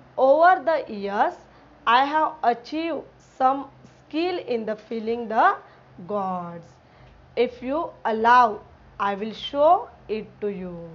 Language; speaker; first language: English; non-native, local second language; Marathi